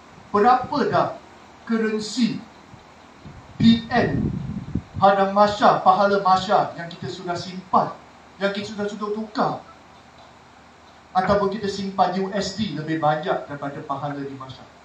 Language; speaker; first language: Malay; non-native, local second language; Chinese